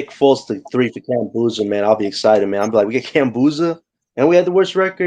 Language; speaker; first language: English; native; English